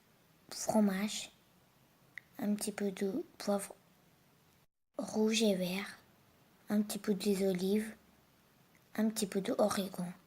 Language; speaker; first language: French; non-native, learner; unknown